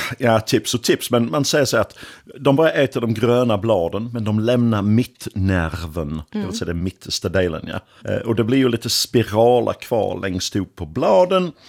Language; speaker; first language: Swedish; non-native, fluent; English